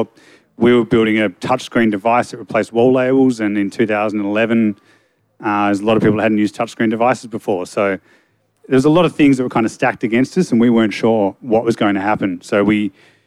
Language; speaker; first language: English; native; English